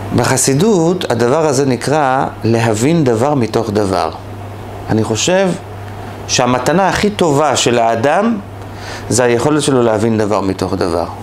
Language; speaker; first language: Hebrew; native; Hebrew